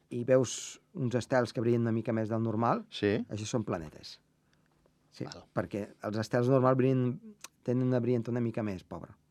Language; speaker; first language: Catalan; native; Catalan